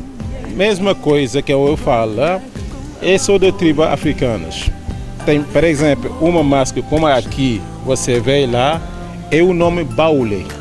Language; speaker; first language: Portuguese; non-native, learner; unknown